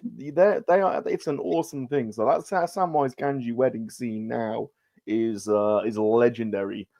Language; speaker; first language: English; native; English